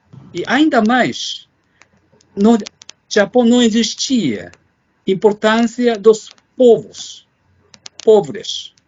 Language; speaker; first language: Portuguese; non-native, fluent; Japanese